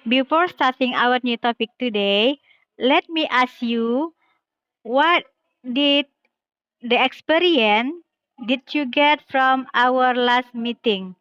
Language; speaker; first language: English; non-native, fluent; Indonesian